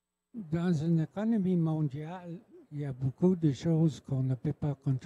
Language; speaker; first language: French; non-native, local second language; English